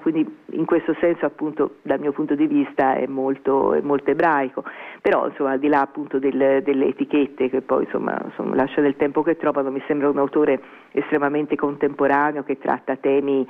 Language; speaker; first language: Italian; native; Italian